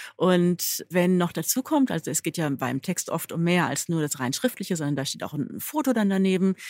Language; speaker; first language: German; native; German